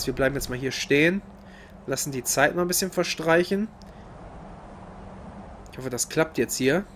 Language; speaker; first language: German; native; German